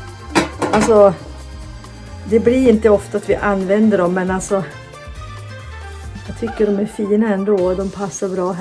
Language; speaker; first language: Swedish; native; Swedish